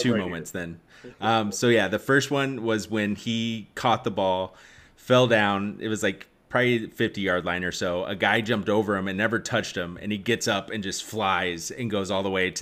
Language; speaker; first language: English; native; English